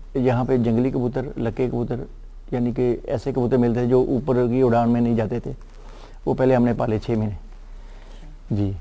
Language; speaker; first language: Urdu; non-native, local second language; Punjabi